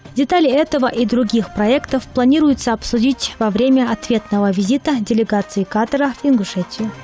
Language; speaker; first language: Russian; native; Russian